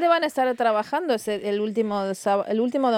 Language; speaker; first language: Spanish; native; Spanish